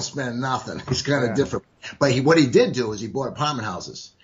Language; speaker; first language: English; native; English